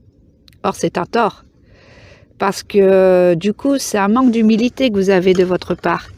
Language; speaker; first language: French; native; French